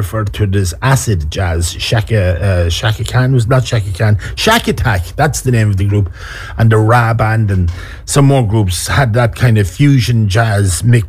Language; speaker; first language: English; native; English